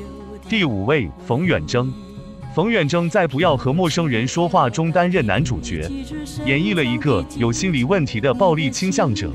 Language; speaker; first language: Chinese; native; Chinese